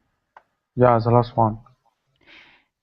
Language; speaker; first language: English; non-native, learner; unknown